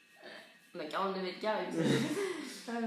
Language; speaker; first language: French; native; French